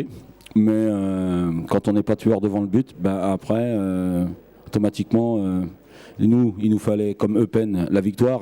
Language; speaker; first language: French; native; French